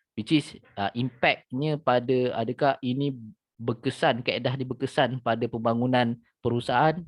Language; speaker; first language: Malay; native; Malay